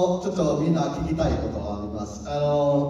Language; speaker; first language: Japanese; non-native, learner; Cantonese